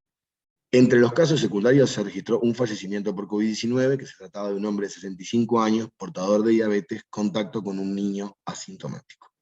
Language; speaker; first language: Spanish; native; Spanish